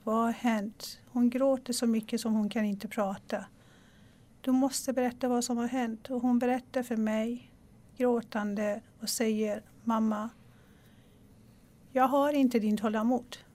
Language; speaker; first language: Swedish; non-native, fluent; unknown